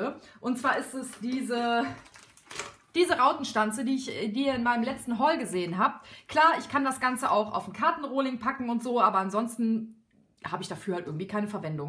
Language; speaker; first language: German; native; German